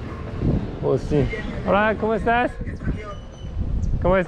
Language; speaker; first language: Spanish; non-native, learner; French